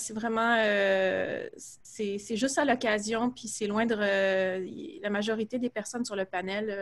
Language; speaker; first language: French; native; French